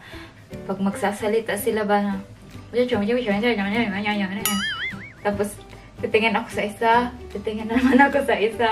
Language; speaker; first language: Filipino; non-native, local second language; Cebuano